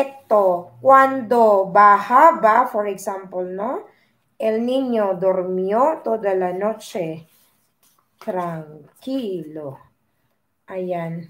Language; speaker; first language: Spanish; non-native, learner; Filipino